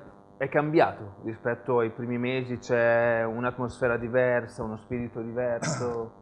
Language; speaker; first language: Italian; native; Italian